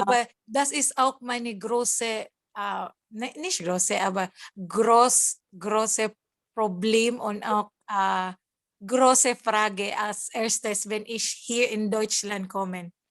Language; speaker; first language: German; non-native, learner; Cebuano